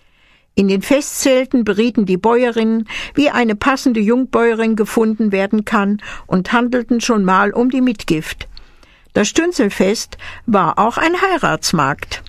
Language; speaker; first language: German; native; German